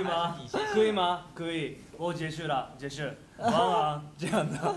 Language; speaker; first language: Chinese; non-native, learner; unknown